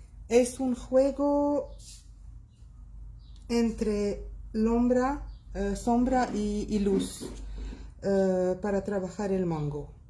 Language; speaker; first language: Spanish; non-native, local second language; Arabic